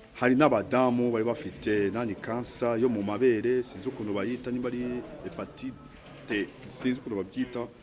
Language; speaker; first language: Kinyarwanda; early bilingual, heritage; Kinyarwanda